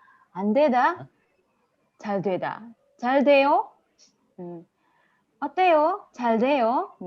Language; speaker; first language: Korean; non-native, fluent; Indonesian